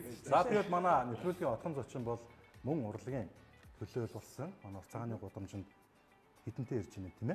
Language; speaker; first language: Mongolian; native; Mongolian